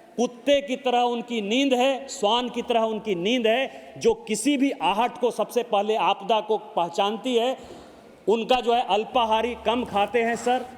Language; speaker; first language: Hindi; native; Hindi